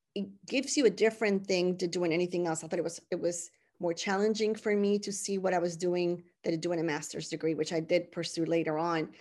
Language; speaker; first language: English; non-native, fluent; Spanish